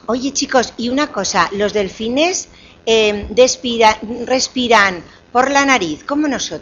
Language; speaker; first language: Spanish; native; Spanish